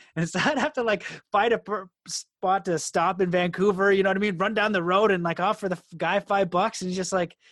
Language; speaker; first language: English; native; English